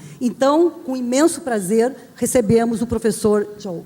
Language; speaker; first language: Portuguese; native; Portuguese